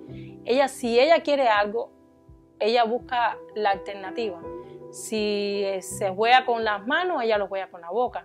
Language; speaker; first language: Spanish; native; Spanish